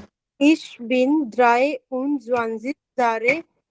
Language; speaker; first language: German; non-native, learner; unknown